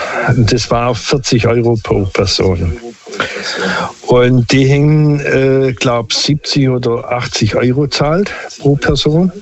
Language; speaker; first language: German; non-native, local second language; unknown